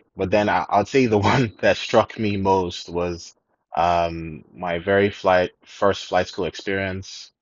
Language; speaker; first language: English; non-native, local second language; Yoruba